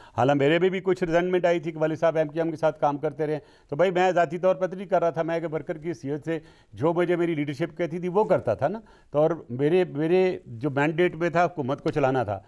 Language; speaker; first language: Urdu; non-native, local second language; Punjabi